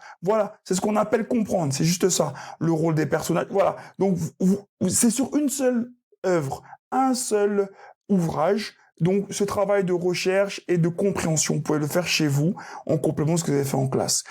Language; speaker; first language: French; native; French